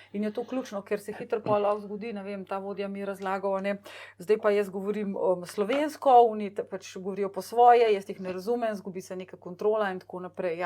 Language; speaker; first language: Slovenian; native; Slovenian